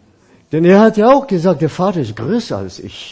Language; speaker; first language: German; non-native, fluent; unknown